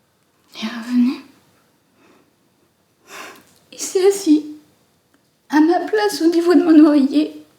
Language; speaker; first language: French; native; French